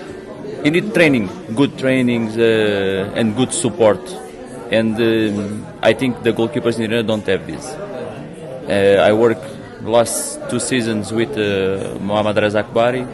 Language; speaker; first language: English; non-native, learner; Portuguese